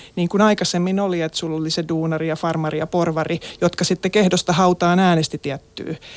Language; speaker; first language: Finnish; native; Finnish